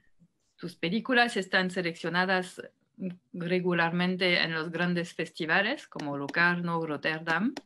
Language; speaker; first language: Spanish; non-native, fluent; French